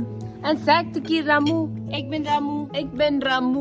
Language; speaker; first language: Dutch; non-native, learner; Tibetan